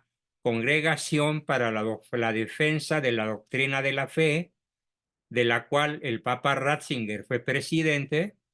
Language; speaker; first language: Spanish; native; Spanish